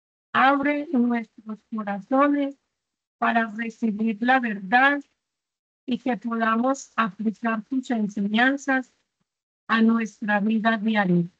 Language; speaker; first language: Spanish; native; Spanish